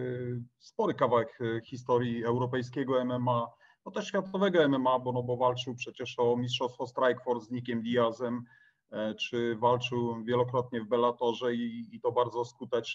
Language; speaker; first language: Polish; native; Polish